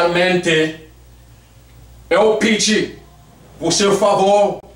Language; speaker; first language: Portuguese; non-native, learner; Haitian Creole